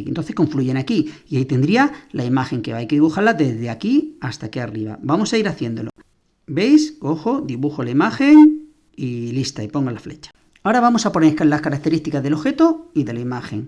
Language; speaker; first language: Spanish; native; Spanish